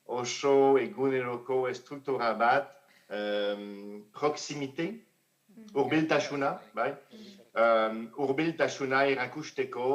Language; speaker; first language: Basque; non-native, fluent; French